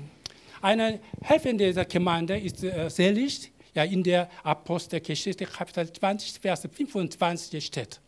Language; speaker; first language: German; non-native, learner; Korean